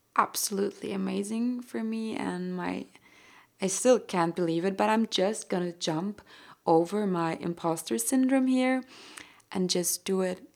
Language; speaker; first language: English; non-native, fluent; German